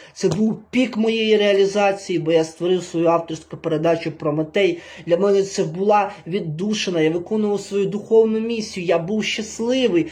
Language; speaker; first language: Ukrainian; native; Ukrainian